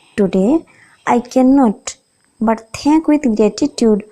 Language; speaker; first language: English; non-native, local second language; Odia